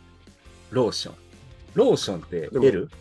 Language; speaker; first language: Japanese; native; Japanese